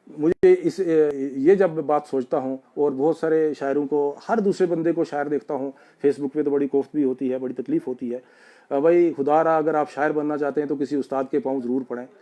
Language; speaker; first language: Urdu; non-native, local second language; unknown